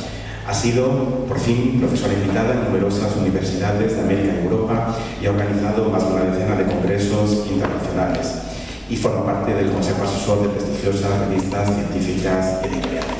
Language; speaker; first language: Spanish; native; Spanish